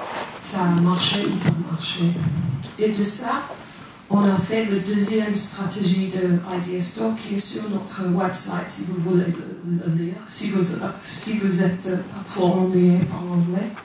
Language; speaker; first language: French; non-native, fluent; English